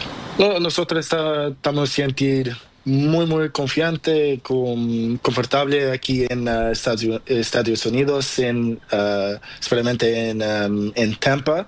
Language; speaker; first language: Spanish; non-native, learner; Portuguese